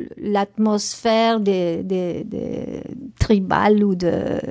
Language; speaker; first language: French; non-native, fluent; Spanish